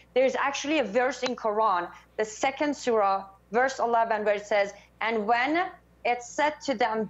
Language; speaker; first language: English; non-native, fluent; Persian